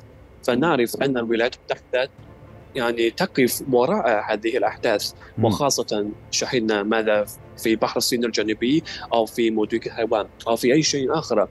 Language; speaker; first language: Arabic; non-native, fluent; Chinese